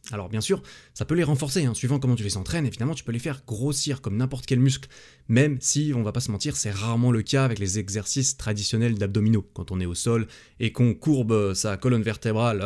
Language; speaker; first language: French; native; French